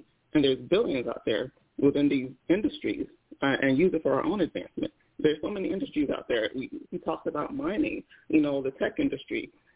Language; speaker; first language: English; non-native, local second language; Igbo